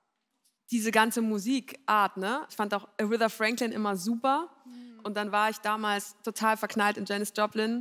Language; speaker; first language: German; native; German